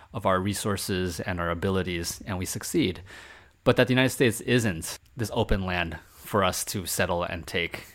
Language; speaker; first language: English; early bilingual, other home language; Chinese